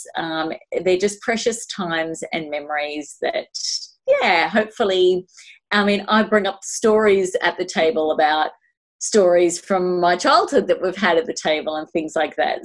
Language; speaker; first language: English; native; English